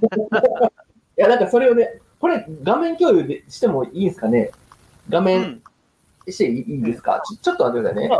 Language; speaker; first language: Japanese; native; Japanese